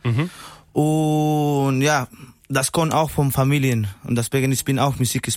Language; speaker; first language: German; non-native, learner; Spanish